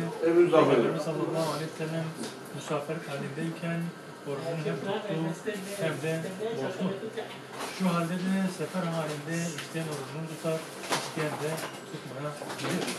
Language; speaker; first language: Turkish; native; Turkish